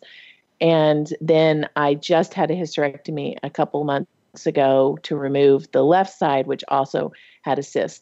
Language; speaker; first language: English; native; English